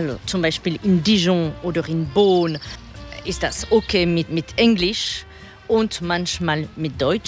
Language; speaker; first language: German; non-native, learner; French